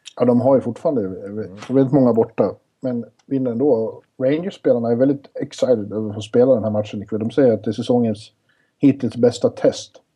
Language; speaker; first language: Swedish; native; Swedish